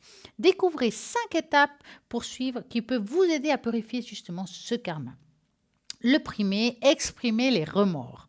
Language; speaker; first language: French; native; French